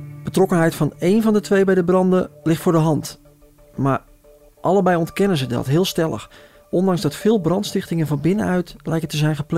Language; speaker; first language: Dutch; native; Dutch